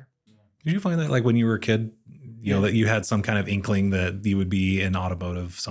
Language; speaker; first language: English; native; English